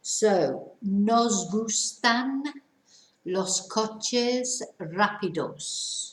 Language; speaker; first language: Spanish; non-native, fluent; English